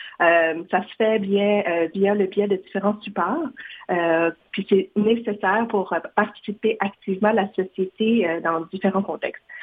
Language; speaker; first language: French; non-native, fluent; Vietnamese